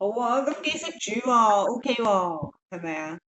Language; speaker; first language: Cantonese; native; Cantonese